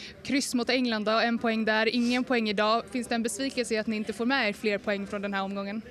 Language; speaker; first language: Swedish; native; Swedish